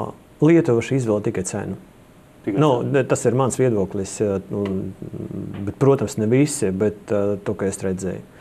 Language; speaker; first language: Latvian; non-native, local second language; Russian